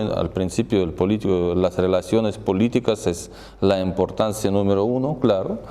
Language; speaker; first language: Spanish; non-native, fluent; Russian